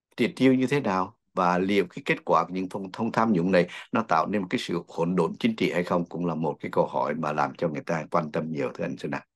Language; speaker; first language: Vietnamese; native; Vietnamese